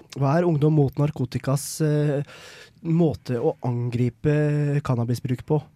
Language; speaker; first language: Norwegian; native; Norwegian